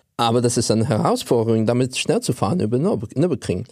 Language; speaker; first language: German; non-native, fluent; Russian